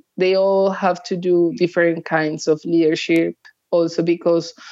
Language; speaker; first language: English; early bilingual, other home language; Spanish